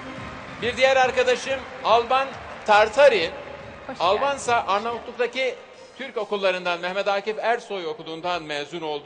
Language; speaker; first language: Turkish; native; Turkish